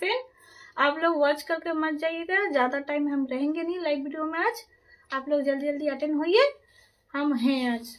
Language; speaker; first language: Hindi; non-native, local second language; Bangla